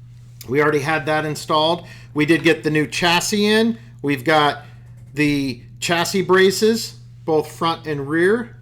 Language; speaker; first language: English; native; English